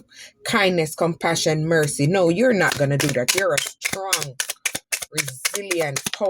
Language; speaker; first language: English; native; English